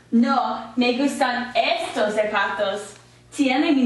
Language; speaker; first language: Spanish; non-native, learner; English